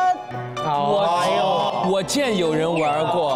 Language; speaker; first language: Chinese; native; Chinese